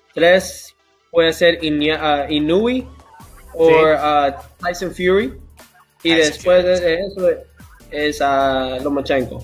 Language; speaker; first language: Spanish; early bilingual, heritage; English